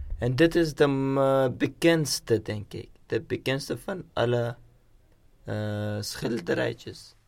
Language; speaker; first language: Dutch; non-native, learner; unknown